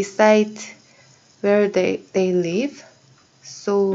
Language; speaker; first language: English; non-native, learner; Korean